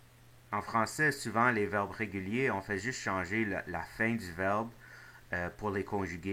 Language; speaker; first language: French; non-native, fluent; English